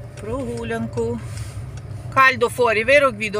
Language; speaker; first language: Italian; non-native, learner; Ukrainian